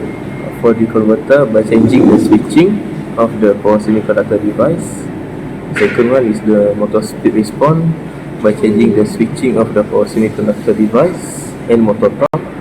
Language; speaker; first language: English; non-native, learner; Malay